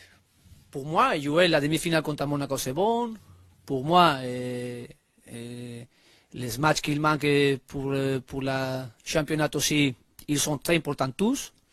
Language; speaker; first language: French; non-native, learner; Spanish